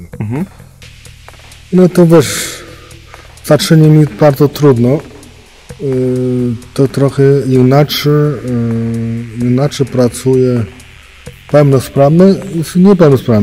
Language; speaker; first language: Polish; non-native, learner; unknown